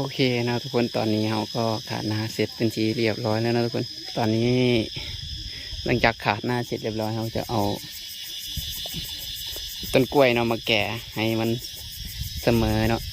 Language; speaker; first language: Thai; non-native, local second language; Northeastern Thai